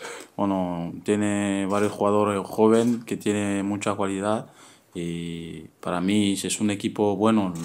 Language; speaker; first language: Spanish; non-native, fluent; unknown